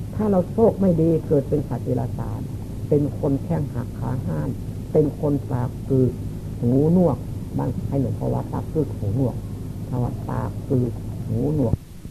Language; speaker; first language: Thai; non-native, local second language; Lao